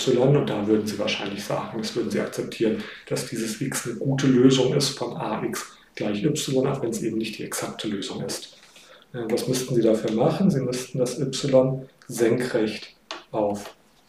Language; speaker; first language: German; native; German